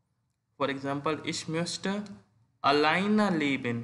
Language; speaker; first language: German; non-native, learner; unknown